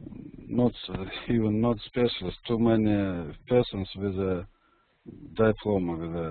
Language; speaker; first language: English; non-native, learner; Russian